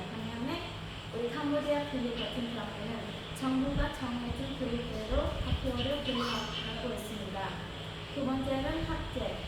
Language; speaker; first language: Korean; non-native, fluent; Khmer